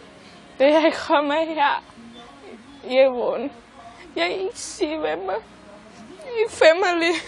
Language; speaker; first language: Danish; non-native, learner; Thai